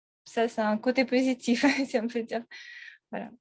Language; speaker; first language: French; non-native, fluent; Russian